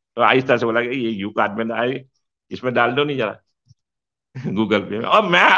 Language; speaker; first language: Hindi; non-native, local second language; Gujarati